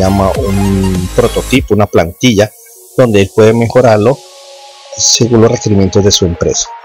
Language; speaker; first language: Spanish; native; Spanish